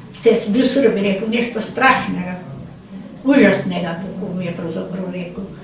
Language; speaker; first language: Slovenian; native; Slovenian